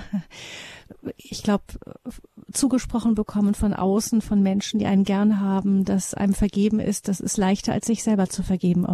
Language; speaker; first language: German; native; German